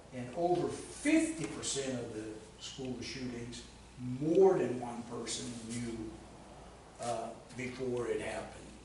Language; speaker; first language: English; native; English